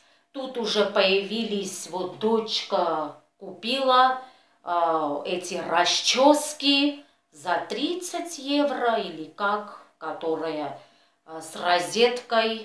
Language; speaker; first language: Russian; non-native, fluent; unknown